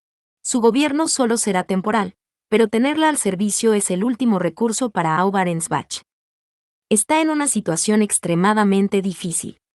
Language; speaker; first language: Spanish; native; Spanish